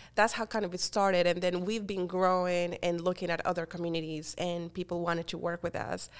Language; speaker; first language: English; non-native, fluent; Spanish